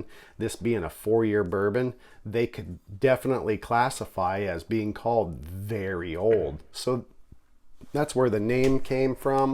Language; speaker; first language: English; native; English